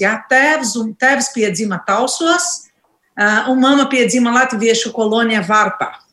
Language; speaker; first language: Latvian; non-native, learner; Portuguese